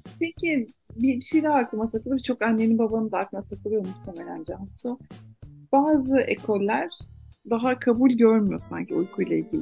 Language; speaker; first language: Turkish; native; Turkish